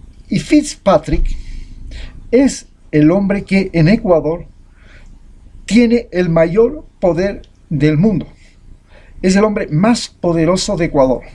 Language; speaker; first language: Spanish; native; Spanish